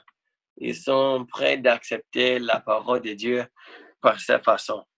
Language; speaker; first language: French; non-native, fluent; English